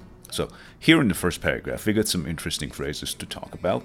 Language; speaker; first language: English; non-native, fluent; Persian